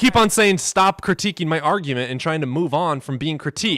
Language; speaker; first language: English; native; English